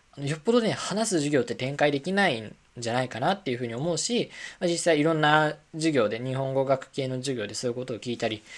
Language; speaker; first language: Japanese; native; Japanese